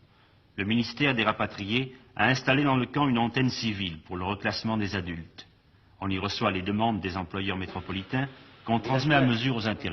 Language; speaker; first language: French; native; French